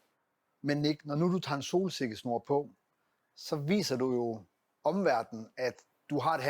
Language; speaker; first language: Danish; native; Danish